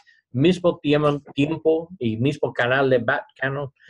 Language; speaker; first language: Spanish; non-native, learner; English